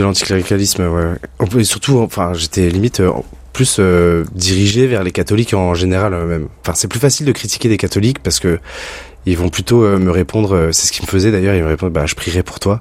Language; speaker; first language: French; native; French